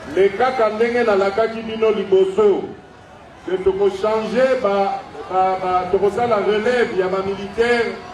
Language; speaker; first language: Lingala; non-native, local second language; Luba-Lulua